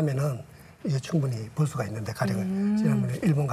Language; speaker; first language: Korean; native; Korean